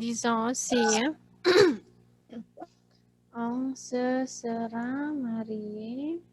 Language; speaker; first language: French; non-native, fluent; Indonesian